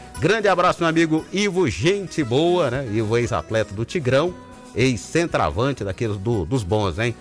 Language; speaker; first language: Portuguese; native; Portuguese